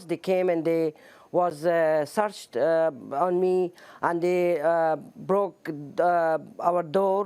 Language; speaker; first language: English; non-native, learner; Persian